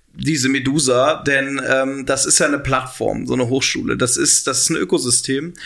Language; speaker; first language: German; native; German